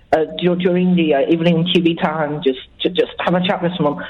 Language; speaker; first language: English; non-native, fluent; Chinese